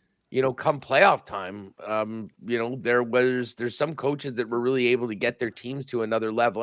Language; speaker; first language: English; native; English